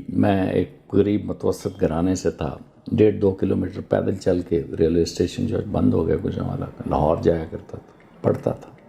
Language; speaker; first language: Urdu; non-native, local second language; Punjabi